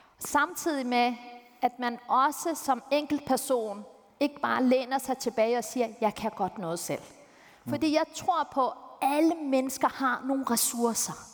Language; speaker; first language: Danish; early bilingual, other home language; Turkish